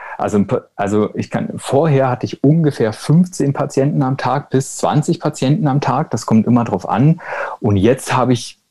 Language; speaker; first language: German; native; German